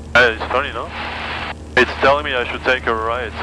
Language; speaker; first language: English; non-native, fluent; French